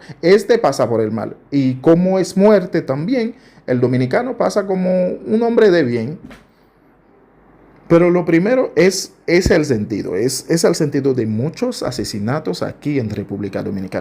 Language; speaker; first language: Spanish; non-native, fluent; Haitian Creole